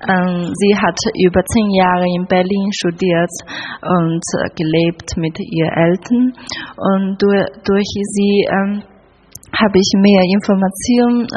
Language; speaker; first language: German; non-native, learner; Chinese